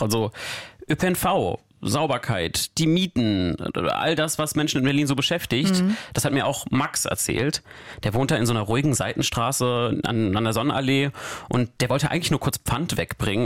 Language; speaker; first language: German; native; German